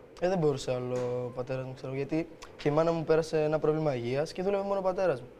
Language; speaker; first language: Greek; early bilingual, other home language; Albanian